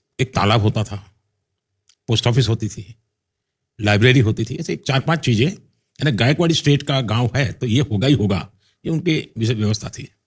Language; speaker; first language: Hindi; non-native, local second language; Gujarati